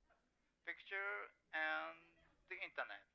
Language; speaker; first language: English; non-native, learner; Japanese